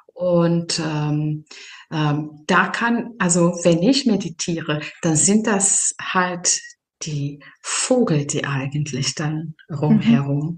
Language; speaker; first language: German; non-native, fluent; Serbian